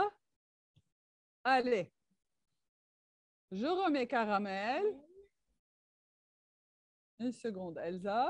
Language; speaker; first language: French; non-native, local second language; Arabic